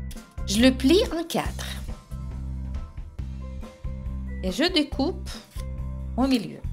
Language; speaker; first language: French; non-native, fluent; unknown